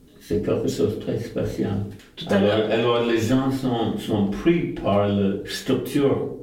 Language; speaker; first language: French; non-native, fluent; English